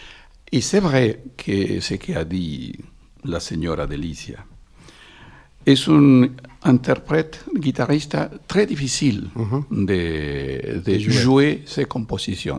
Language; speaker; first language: French; non-native, fluent; Spanish